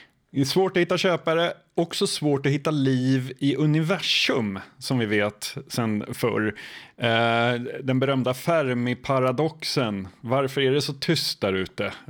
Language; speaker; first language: Swedish; native; Swedish